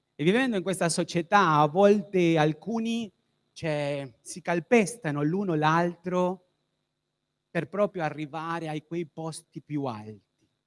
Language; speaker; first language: Italian; non-native, fluent; Spanish